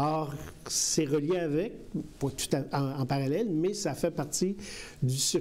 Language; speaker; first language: French; native; French